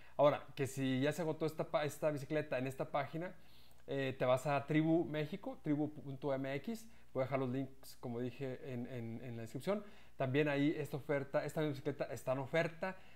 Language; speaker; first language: Spanish; native; Spanish